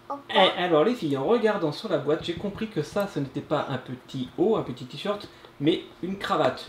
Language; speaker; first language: French; native; French